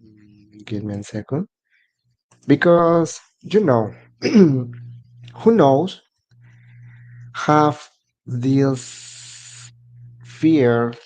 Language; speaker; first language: English; non-native, learner; Spanish